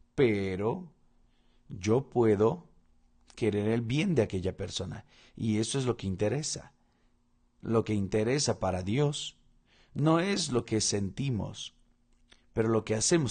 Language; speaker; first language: Spanish; non-native, fluent; Portuguese